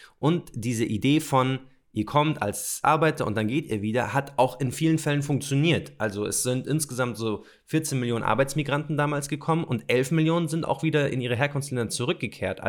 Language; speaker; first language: German; native; German